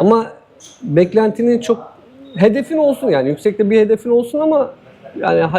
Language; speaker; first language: Turkish; native; Turkish